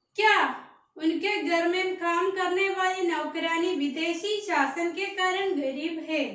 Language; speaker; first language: Hindi; non-native, local second language; Malayalam